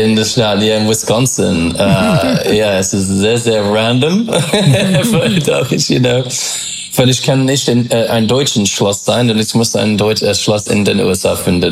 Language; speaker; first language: German; non-native, fluent; English